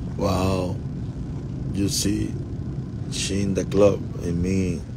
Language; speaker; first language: English; non-native, learner; Spanish